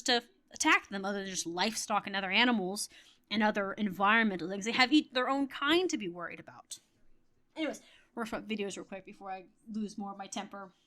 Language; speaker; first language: English; native; English